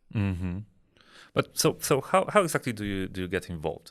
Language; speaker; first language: English; non-native, fluent; Polish